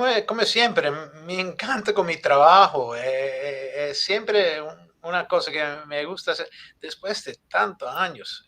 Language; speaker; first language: Spanish; non-native, fluent; Italian